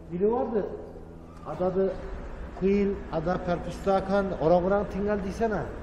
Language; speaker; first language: Indonesian; non-native, learner; Turkish